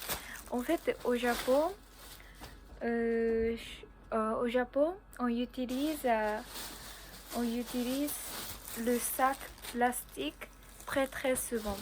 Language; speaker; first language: French; non-native, learner; Japanese